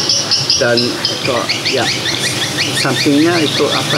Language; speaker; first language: Indonesian; non-native, learner; Korean